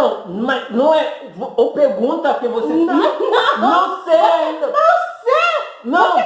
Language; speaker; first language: Portuguese; non-native, fluent; Haitian Creole